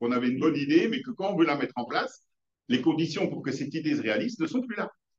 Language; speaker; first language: French; native; French